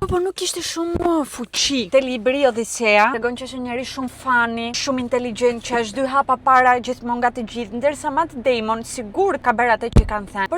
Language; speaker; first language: Albanian; early bilingual, heritage; Albanian